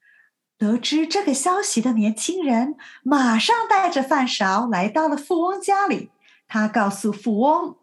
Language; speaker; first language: Chinese; native; Chinese